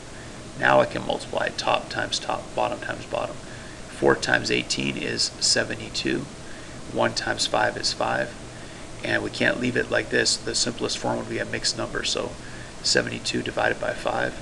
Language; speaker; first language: English; native; English